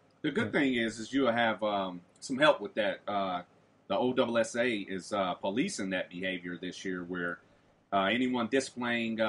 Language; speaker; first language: English; native; English